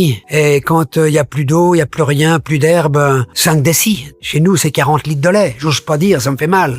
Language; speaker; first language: French; native; French